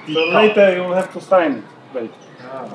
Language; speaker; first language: English; non-native, fluent; Polish